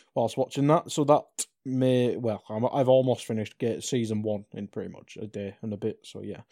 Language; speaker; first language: English; native; English